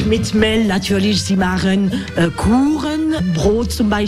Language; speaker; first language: German; non-native, fluent; French